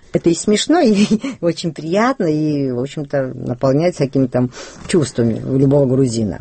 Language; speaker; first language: Russian; non-native, local second language; Georgian